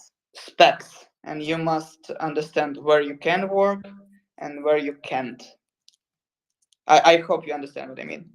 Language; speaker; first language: English; non-native, learner; Ukrainian